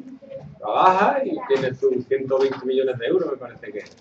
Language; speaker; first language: Spanish; native; Spanish